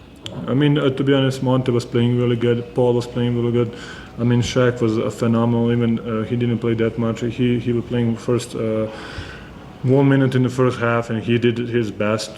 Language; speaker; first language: English; non-native, fluent; Serbian